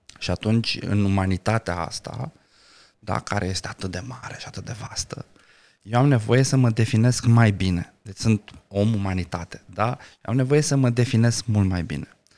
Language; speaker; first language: Romanian; non-native, local second language; Romany